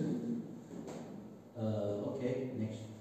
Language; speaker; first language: English; non-native, learner; Korean